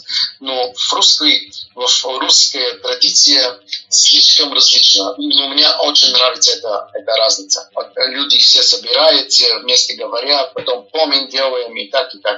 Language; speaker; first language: Russian; non-native, learner; Bulgarian